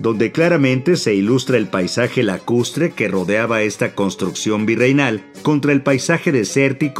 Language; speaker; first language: Spanish; native; Spanish